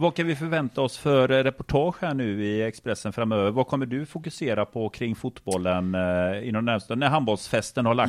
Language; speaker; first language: Swedish; native; Swedish